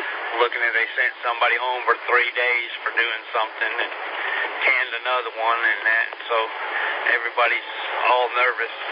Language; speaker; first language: English; native; English